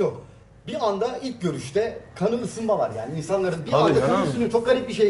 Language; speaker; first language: Turkish; native; Turkish